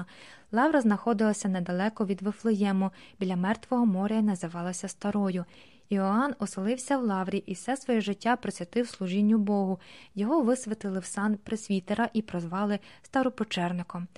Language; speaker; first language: Ukrainian; native; Ukrainian